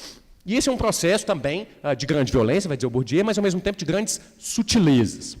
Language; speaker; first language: Portuguese; native; Portuguese